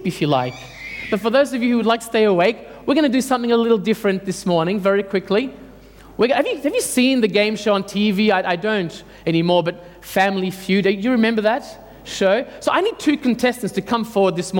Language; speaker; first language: English; early bilingual, other home language; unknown